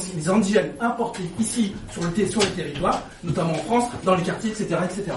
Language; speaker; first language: French; non-native, local second language; Lingala